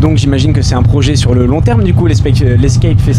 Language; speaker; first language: French; native; French